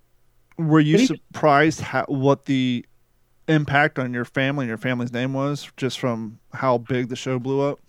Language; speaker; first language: English; native; English